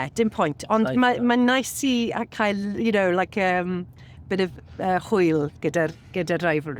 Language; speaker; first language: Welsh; non-native, local second language; English